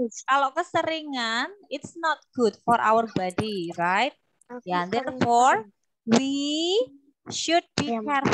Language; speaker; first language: English; non-native, fluent; Indonesian